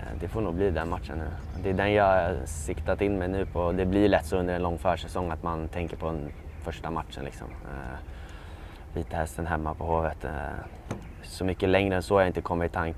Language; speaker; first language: Swedish; native; Swedish